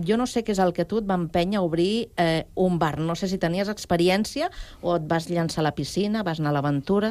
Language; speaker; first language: Catalan; native; Catalan